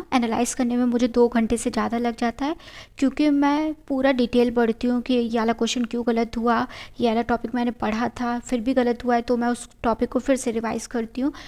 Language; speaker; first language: Hindi; native; Hindi